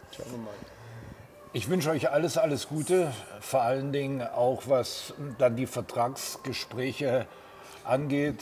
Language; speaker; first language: German; native; German